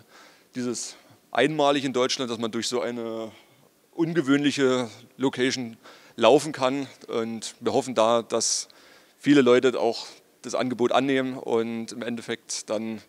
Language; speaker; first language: German; native; German